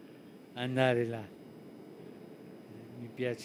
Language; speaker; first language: Italian; non-native, fluent; Spanish